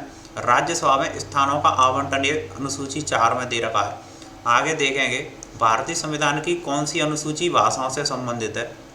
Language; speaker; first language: Hindi; native; Hindi